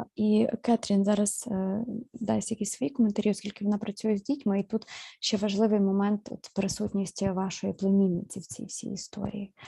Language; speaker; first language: Ukrainian; native; Ukrainian